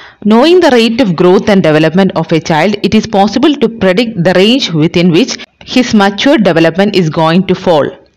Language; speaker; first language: English; non-native, local second language; Malayalam